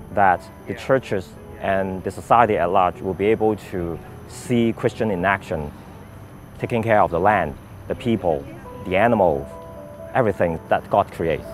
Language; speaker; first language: English; non-native, local second language; Cantonese